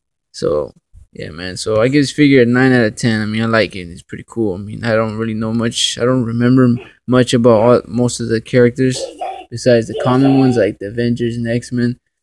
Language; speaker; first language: English; native; English